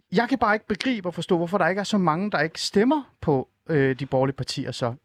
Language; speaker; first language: Danish; early bilingual, other home language; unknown